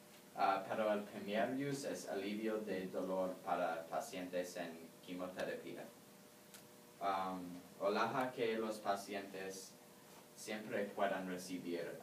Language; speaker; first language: Spanish; non-native, learner; English